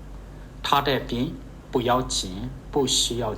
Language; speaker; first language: Chinese; non-native, fluent; Burmese